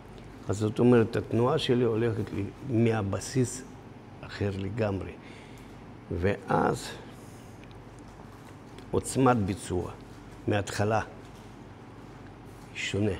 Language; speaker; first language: Hebrew; non-native, fluent; Russian